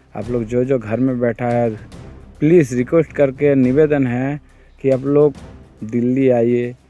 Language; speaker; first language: Hindi; non-native, local second language; Bangla